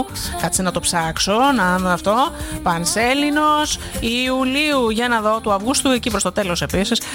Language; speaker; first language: Greek; native; Greek